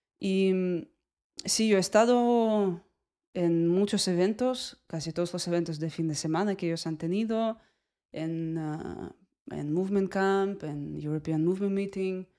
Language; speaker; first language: Spanish; non-native, fluent; Russian